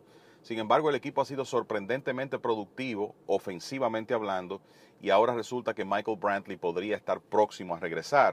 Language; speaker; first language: Spanish; native; Spanish